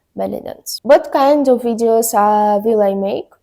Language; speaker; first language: English; non-native, learner; Ukrainian